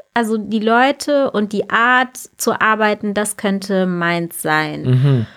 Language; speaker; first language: German; native; German